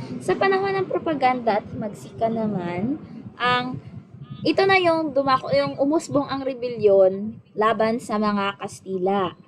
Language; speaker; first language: Filipino; native; Filipino